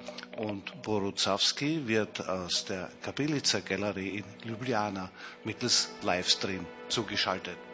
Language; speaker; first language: German; native; German